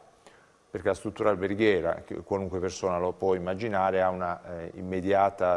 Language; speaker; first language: Italian; native; Italian